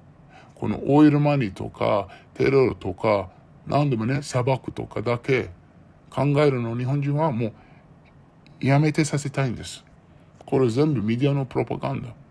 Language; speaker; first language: Japanese; non-native, learner; Arabic